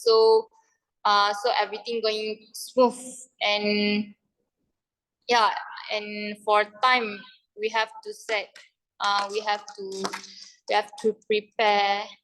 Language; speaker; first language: English; non-native, learner; Malay